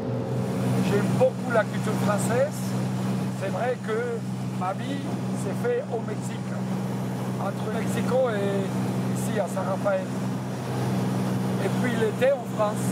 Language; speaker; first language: French; early bilingual, heritage; Spanish